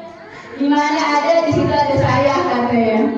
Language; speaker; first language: Indonesian; native; Indonesian